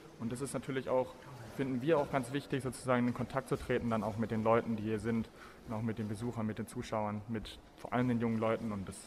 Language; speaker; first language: German; native; German